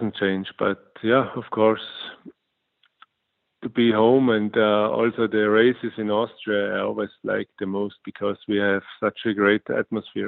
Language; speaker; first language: English; non-native, fluent; German